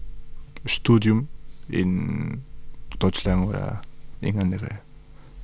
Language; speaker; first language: German; non-native, learner; Spanish